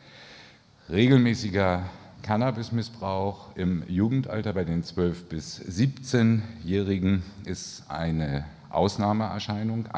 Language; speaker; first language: German; native; German